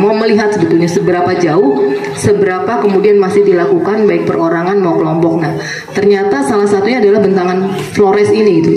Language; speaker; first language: Indonesian; native; Indonesian